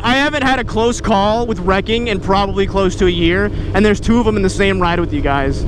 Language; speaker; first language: English; native; English